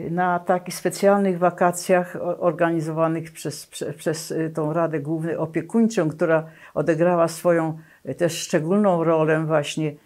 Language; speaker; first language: Polish; native; Polish